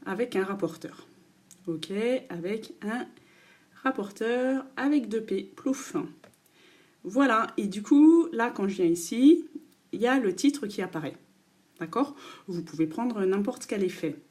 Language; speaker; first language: French; native; French